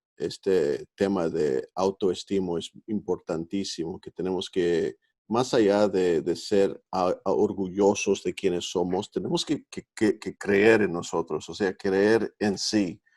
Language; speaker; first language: Spanish; early bilingual, heritage; Spanish